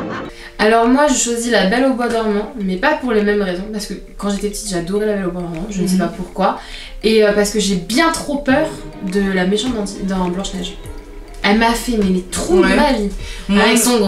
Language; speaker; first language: French; native; French